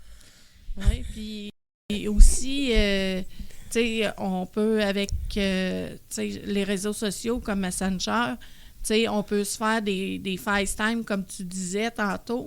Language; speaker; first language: French; native; French